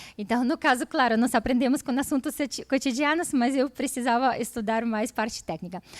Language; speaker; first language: Portuguese; non-native, fluent; Russian